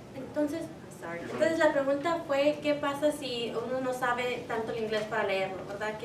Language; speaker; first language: Spanish; early bilingual, heritage; Spanish